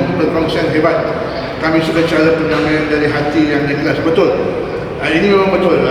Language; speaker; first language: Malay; non-native, local second language; Tamil